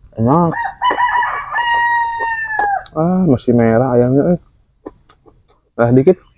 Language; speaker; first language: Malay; non-native, local second language; Sundanese